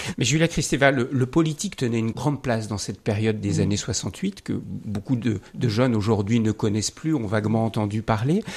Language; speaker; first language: French; native; French